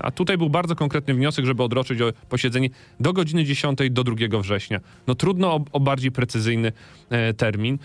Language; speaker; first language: Polish; native; Polish